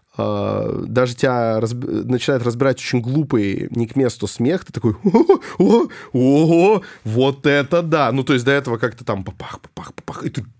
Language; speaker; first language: Russian; native; Russian